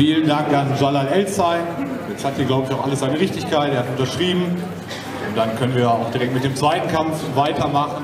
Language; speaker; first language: German; native; German